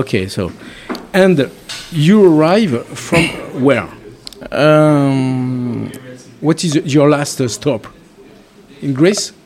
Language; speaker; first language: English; non-native, learner; French